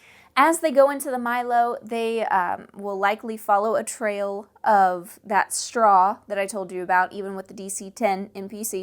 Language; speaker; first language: English; native; English